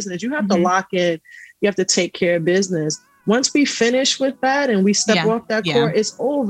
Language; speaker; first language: English; native; English